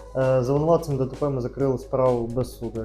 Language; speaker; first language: Ukrainian; native; Ukrainian